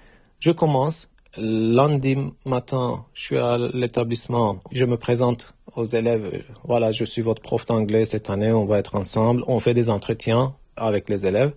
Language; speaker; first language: French; non-native, fluent; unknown